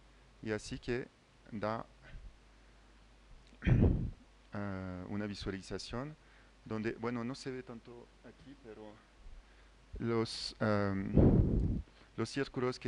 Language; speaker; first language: Spanish; non-native, fluent; French